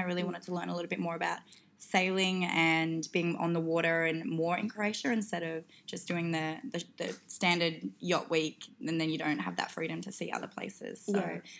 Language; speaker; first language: English; native; English